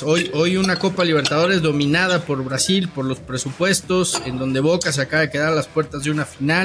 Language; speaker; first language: Spanish; native; Spanish